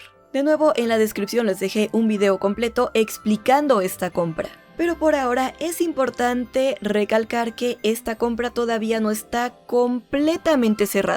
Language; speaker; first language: Spanish; native; Spanish